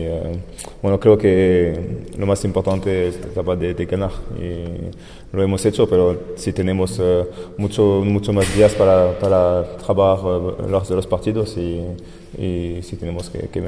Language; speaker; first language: Spanish; non-native, fluent; French